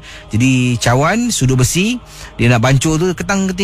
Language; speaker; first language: Malay; native; Malay